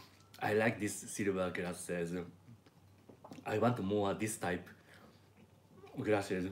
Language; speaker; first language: English; non-native, learner; Japanese